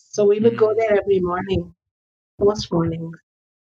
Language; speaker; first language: English; non-native, local second language; Hindi